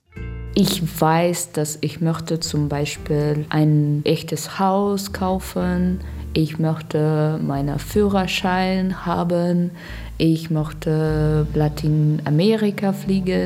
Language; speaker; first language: German; non-native, learner; Russian